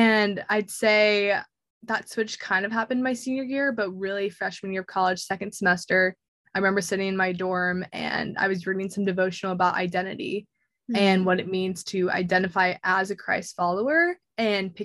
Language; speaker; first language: English; native; English